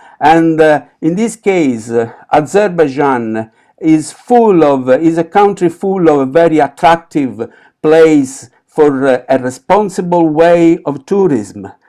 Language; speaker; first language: English; non-native, fluent; Italian